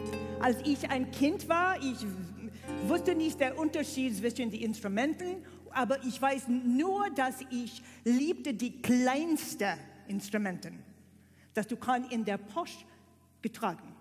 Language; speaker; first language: German; non-native, learner; English